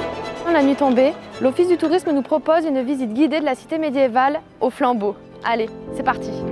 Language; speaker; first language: French; native; French